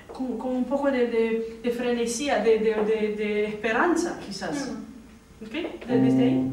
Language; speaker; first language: Spanish; non-native, fluent; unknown